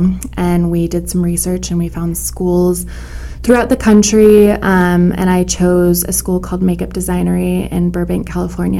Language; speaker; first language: English; native; English